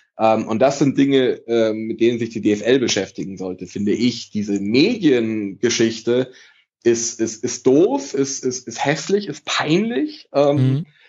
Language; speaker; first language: German; early bilingual, other home language; Italian